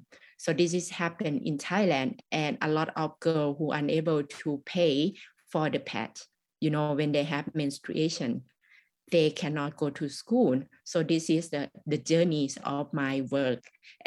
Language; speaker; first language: English; non-native, learner; Thai